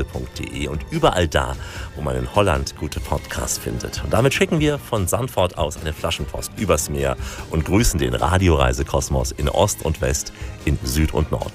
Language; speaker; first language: German; native; German